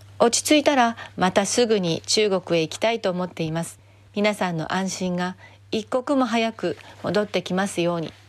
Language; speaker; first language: Japanese; native; Japanese